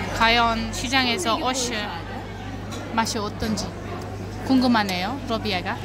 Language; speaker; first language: Korean; non-native, learner; Uzbek